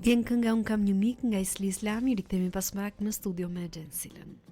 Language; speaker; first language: Albanian; native; Albanian